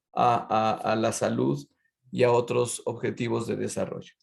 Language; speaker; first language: Spanish; native; Spanish